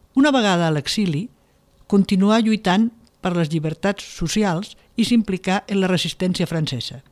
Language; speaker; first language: Catalan; native; Catalan